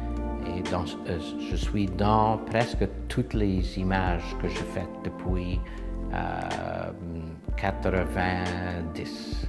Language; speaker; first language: French; non-native, local second language; English